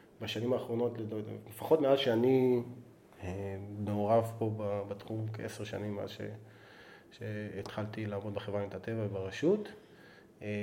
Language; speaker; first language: Hebrew; native; Hebrew